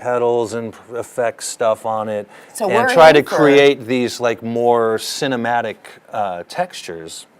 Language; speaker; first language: English; early bilingual, other home language; German